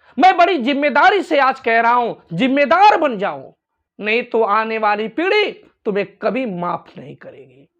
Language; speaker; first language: Hindi; non-native, local second language; Bhojpuri